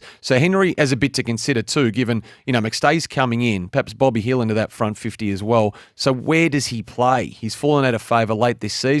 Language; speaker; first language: English; native; English